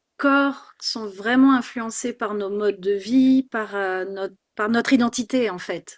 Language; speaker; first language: French; native; French